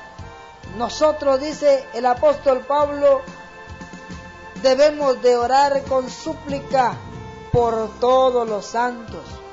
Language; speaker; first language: Spanish; native; Spanish